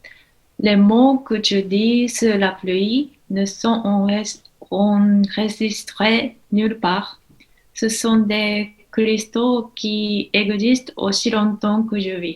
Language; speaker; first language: French; non-native, learner; Japanese